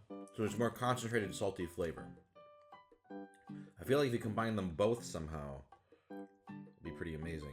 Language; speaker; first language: English; native; English